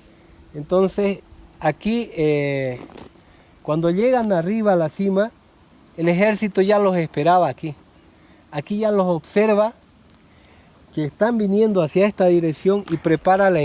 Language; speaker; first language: Spanish; native; Spanish